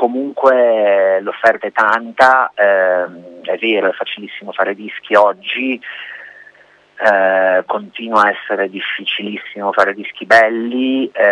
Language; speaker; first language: Italian; native; Italian